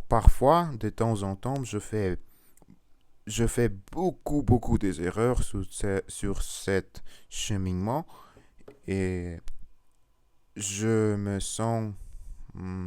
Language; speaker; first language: French; non-native, learner; Russian